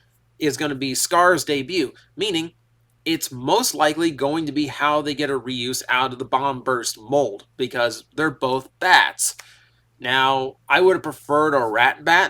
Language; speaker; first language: English; native; English